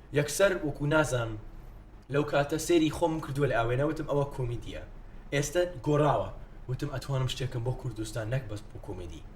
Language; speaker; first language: Central Kurdish; non-native, fluent; English